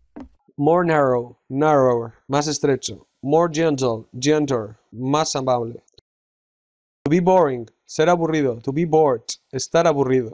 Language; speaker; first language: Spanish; native; Spanish